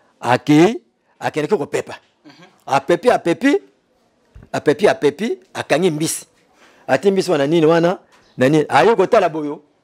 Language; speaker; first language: Lingala; non-native, local second language; Kongo